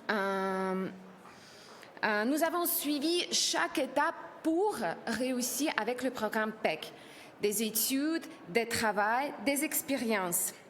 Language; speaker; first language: French; non-native, learner; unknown